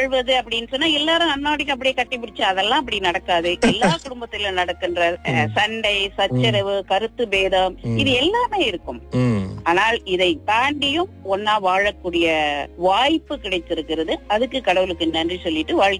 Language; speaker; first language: Tamil; early bilingual, heritage; Tamil